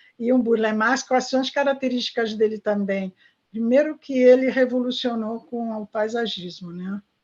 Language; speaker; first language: Portuguese; non-native, fluent; Italian